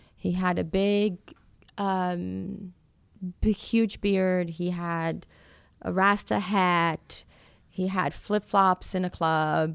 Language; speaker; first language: English; non-native, fluent; Portuguese